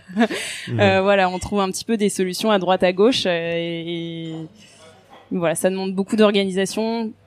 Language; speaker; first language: French; native; French